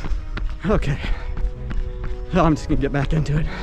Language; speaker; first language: English; native; English